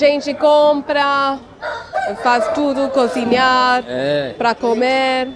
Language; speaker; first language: Portuguese; non-native, learner; English